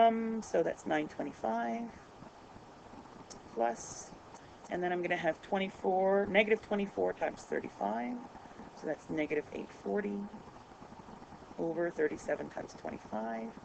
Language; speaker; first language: English; native; English